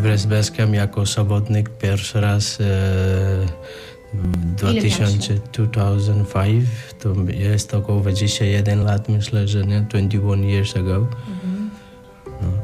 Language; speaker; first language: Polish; non-native, learner; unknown